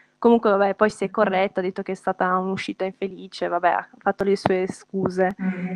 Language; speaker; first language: Italian; native; Italian